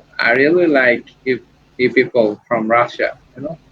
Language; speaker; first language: English; non-native, learner; Bangla